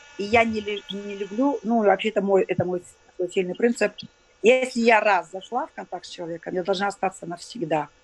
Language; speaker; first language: Russian; native; Russian